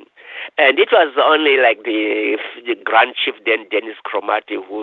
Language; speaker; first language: English; non-native, local second language; Shona